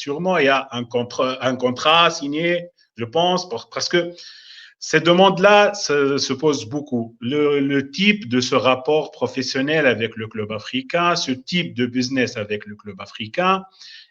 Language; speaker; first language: French; non-native, local second language; Arabic